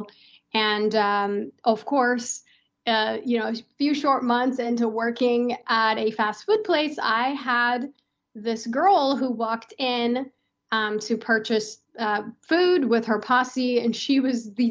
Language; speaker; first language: English; non-native, fluent; Persian